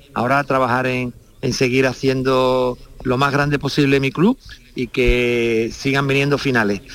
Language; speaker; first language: Spanish; native; Spanish